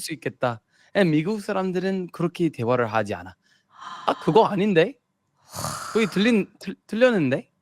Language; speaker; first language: Korean; non-native, fluent; English